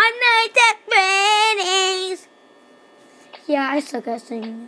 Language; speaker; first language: English; native; English